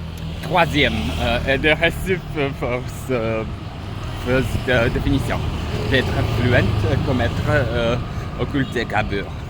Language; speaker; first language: French; non-native, learner; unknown